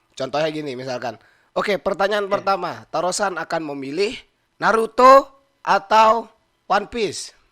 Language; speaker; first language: Indonesian; native; Indonesian